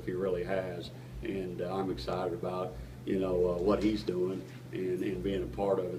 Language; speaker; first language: English; native; English